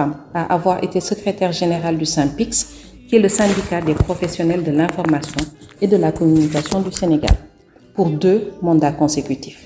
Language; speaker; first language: French; non-native, local second language; Wolof